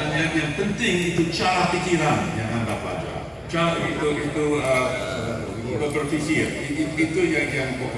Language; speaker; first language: Indonesian; non-native, fluent; English